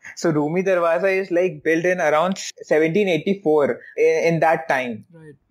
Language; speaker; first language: English; non-native, local second language; Hindi